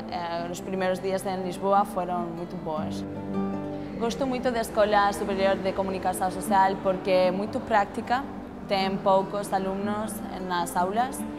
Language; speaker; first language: Portuguese; non-native, learner; Spanish